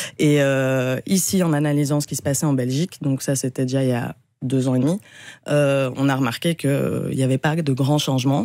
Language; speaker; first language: French; native; French